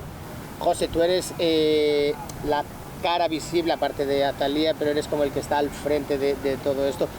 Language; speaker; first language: Spanish; native; Spanish